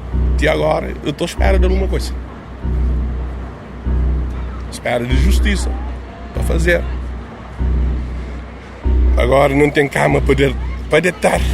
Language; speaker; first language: Portuguese; non-native, local second language; Kabuverdianu